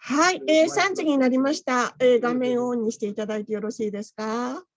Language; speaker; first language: Japanese; native; Japanese